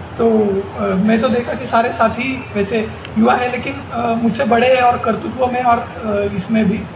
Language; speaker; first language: Hindi; non-native, local second language; Marathi